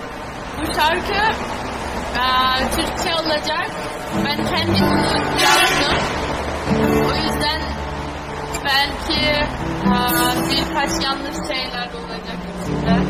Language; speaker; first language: Turkish; non-native, learner; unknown